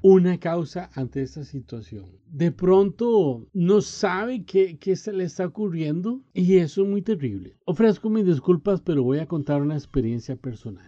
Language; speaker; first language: Spanish; native; Spanish